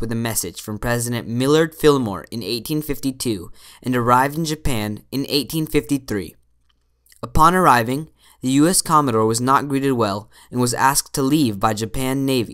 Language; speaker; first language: English; native; English